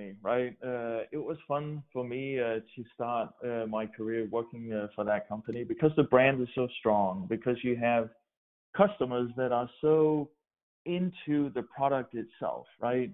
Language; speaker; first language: English; non-native, fluent; Danish